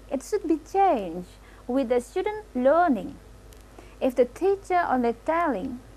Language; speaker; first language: English; non-native, local second language; Indonesian